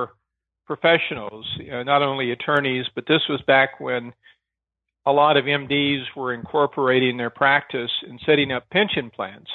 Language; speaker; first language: English; native; English